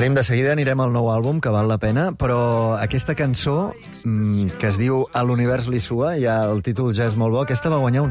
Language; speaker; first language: Catalan; native; Catalan